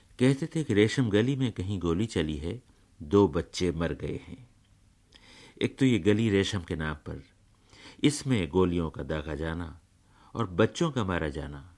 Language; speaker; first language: Urdu; native; Urdu